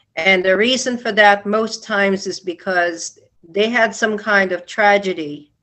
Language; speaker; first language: English; non-native, local second language; Filipino